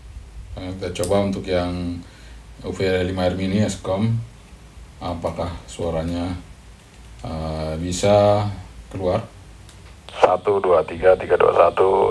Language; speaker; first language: Indonesian; native; Indonesian